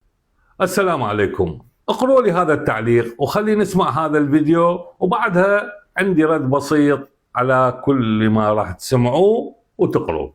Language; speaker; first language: Arabic; native; Arabic